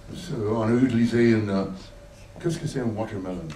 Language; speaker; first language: French; non-native, learner; English